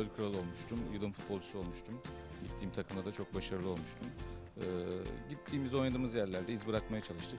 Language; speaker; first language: Turkish; native; Turkish